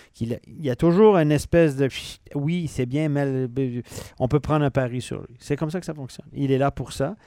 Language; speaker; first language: French; native; French